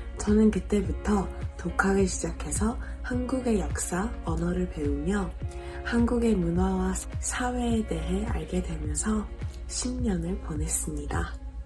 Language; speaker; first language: Korean; non-native, fluent; English